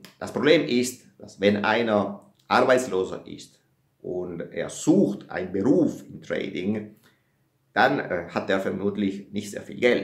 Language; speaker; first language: German; non-native, fluent; Italian